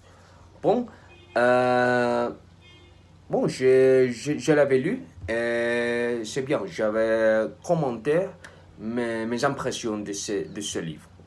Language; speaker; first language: French; non-native, learner; Spanish